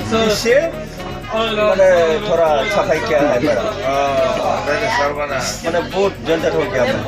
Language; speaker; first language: Hindi; non-native, local second language; Bodo